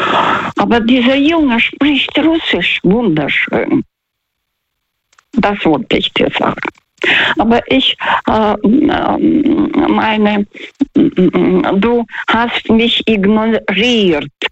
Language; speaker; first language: German; non-native, fluent; Russian